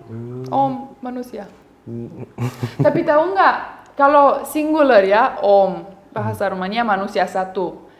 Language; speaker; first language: Indonesian; non-native, fluent; Romanian